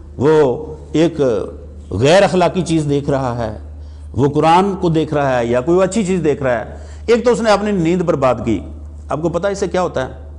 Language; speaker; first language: Urdu; non-native, local second language; Punjabi